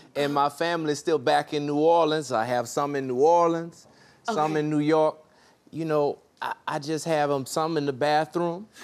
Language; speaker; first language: English; native; English